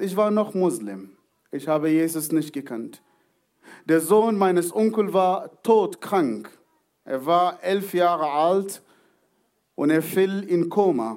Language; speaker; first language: German; non-native, fluent; Arabic